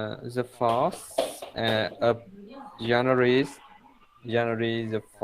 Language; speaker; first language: English; non-native, learner; Vietnamese